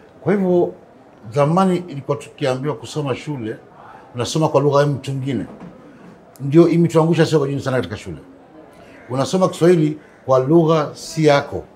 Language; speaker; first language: Swahili; non-native, local second language; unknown